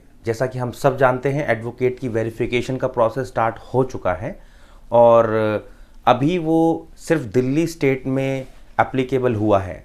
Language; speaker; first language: Hindi; native; Hindi